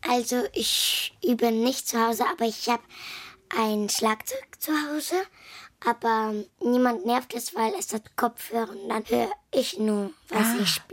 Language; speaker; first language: German; early bilingual, other home language; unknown